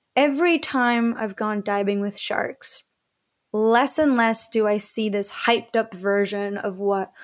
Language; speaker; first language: English; early bilingual, other home language; Spanish